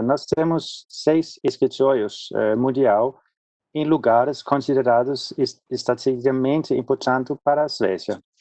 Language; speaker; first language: Portuguese; non-native, fluent; Swedish